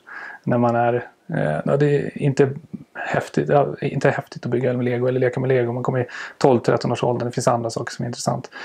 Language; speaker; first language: Swedish; native; Swedish